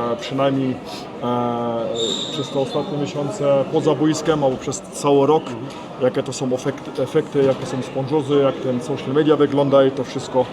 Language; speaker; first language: Polish; early bilingual, heritage; Polish